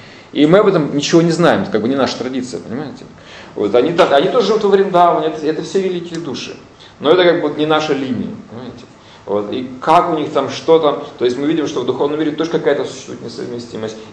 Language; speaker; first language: Russian; native; Russian